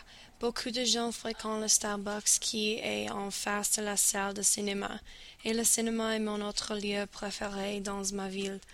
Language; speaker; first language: French; non-native, learner; English